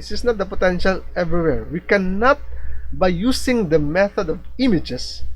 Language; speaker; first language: English; non-native, local second language; Filipino